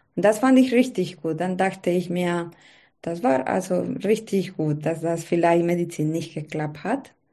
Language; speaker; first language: German; non-native, learner; Spanish